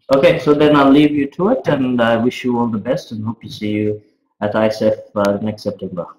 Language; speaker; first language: English; native; English